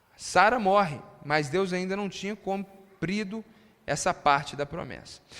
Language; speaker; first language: Portuguese; native; Portuguese